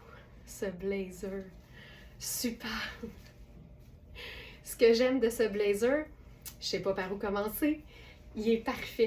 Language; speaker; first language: French; native; French